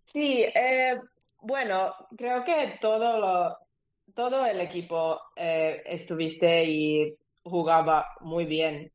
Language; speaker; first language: Spanish; non-native, learner; Finnish